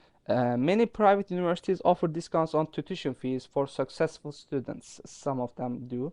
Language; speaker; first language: English; non-native, fluent; Turkish